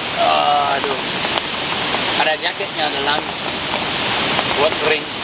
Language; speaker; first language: Indonesian; non-native, learner; English